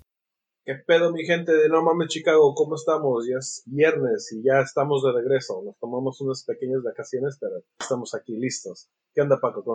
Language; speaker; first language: Spanish; native; Spanish